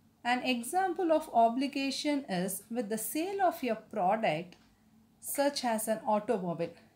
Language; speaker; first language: English; non-native, local second language; Tamil